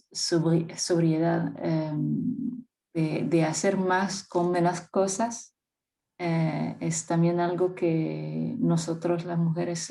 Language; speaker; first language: Spanish; non-native, fluent; French